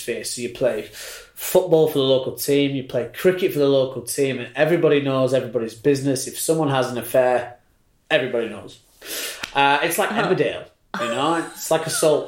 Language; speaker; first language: English; native; English